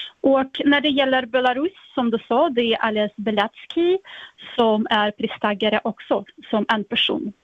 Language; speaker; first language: Swedish; non-native, fluent; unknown